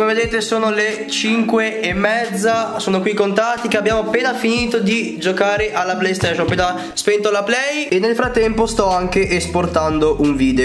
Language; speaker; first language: Italian; native; Italian